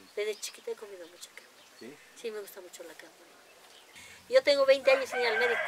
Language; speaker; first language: Spanish; native; Spanish